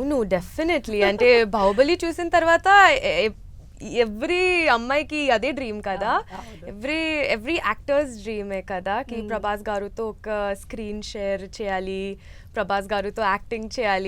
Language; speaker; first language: Telugu; non-native, learner; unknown